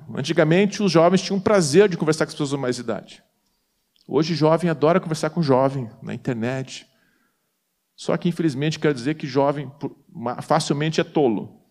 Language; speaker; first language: Portuguese; native; Portuguese